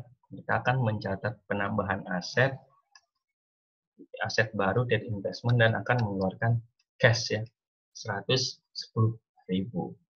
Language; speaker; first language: Indonesian; native; Indonesian